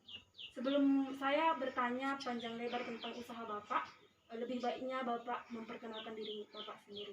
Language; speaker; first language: Indonesian; native; Indonesian